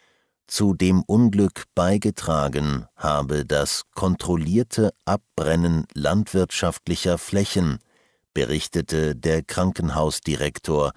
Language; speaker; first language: German; native; German